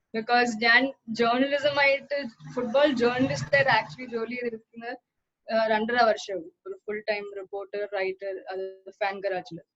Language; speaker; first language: Malayalam; early bilingual, heritage; Malayalam